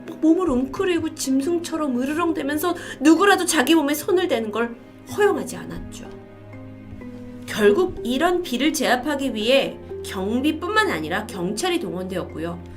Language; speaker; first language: Korean; native; Korean